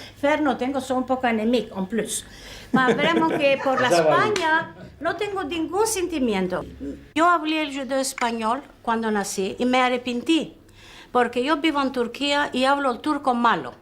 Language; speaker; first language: Spanish; early bilingual, heritage; Ladino